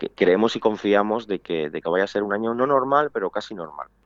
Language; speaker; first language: Spanish; native; Spanish